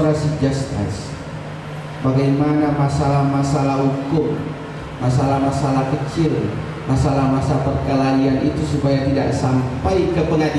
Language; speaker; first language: Indonesian; native; Indonesian